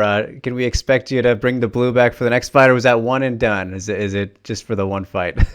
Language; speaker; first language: English; native; English